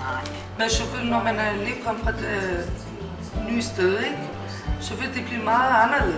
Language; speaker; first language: Danish; non-native, learner; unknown